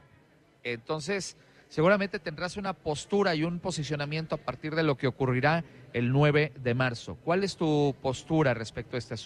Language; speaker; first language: Spanish; native; Spanish